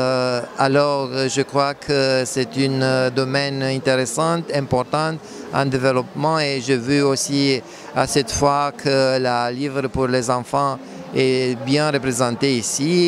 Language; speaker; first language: French; non-native, fluent; Romanian